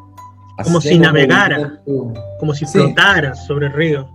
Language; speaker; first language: Spanish; native; Spanish